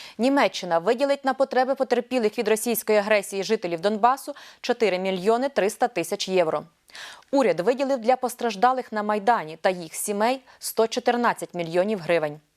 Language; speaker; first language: Ukrainian; native; Ukrainian